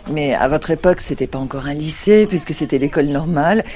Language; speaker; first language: French; native; French